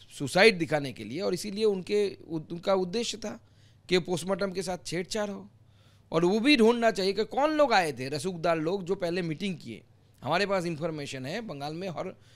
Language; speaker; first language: Hindi; non-native, local second language; Bangla